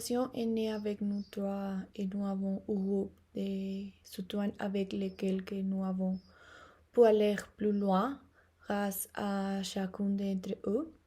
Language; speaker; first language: French; non-native, learner; Spanish